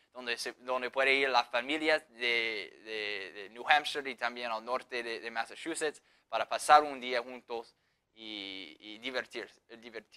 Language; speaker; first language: Spanish; non-native, fluent; English